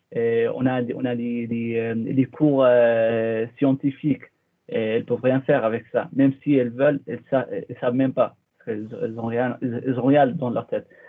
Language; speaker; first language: French; non-native, fluent; Arabic